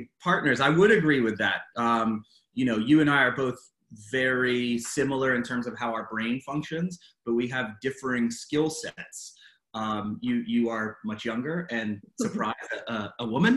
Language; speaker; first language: English; native; English